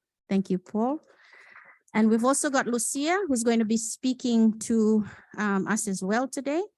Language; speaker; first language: English; non-native, local second language; Fijian